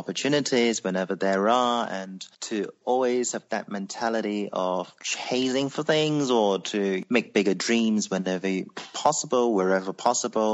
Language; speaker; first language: English; non-native, local second language; Cantonese